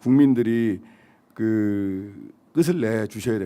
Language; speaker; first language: Korean; native; Korean